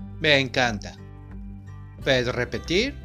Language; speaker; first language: Spanish; non-native, fluent; Japanese